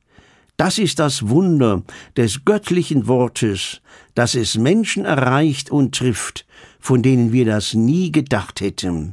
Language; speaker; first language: German; native; German